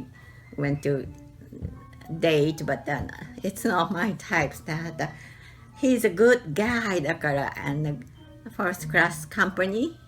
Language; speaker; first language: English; non-native, learner; Japanese